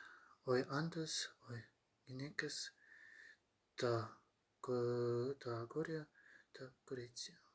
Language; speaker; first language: Greek; non-native, learner; Ukrainian